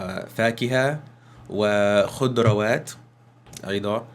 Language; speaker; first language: Arabic; non-native, learner; English